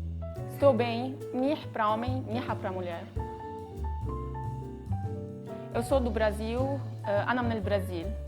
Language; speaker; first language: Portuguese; early bilingual, heritage; Portuguese